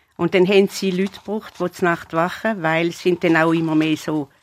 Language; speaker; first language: German; native; German